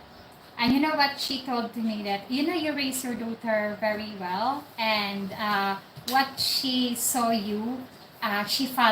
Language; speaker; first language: English; non-native, local second language; Cebuano